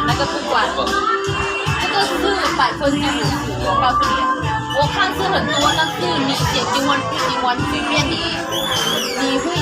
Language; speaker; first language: Chinese; non-native, learner; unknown